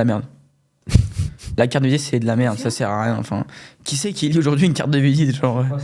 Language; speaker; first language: French; native; French